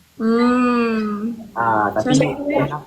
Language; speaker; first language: Malay; native; Malay